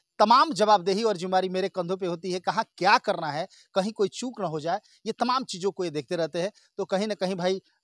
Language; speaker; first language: Hindi; native; Hindi